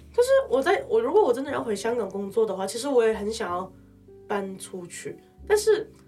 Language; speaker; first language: Chinese; non-native, local second language; Cantonese